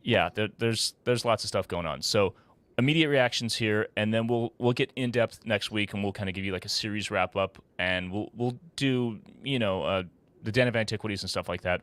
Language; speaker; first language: English; native; English